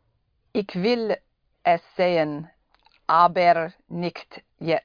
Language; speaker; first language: German; non-native, learner; English